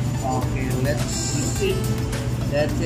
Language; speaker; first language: English; non-native, local second language; Filipino